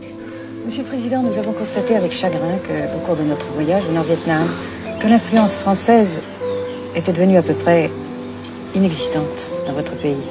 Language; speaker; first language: French; native; French